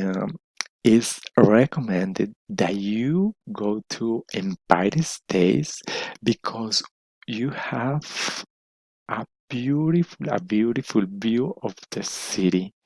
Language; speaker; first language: English; non-native, learner; Spanish